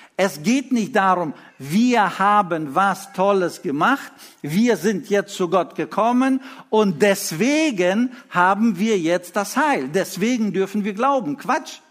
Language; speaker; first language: German; early bilingual, other home language; Russian